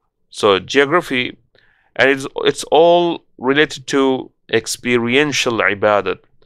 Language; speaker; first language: English; non-native, local second language; Urdu